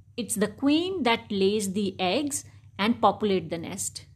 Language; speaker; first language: English; non-native, local second language; Dogri